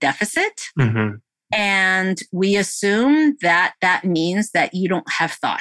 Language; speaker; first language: English; early bilingual, other home language; Korean